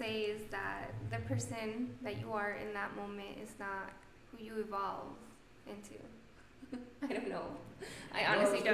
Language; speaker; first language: English; non-native, fluent; Spanish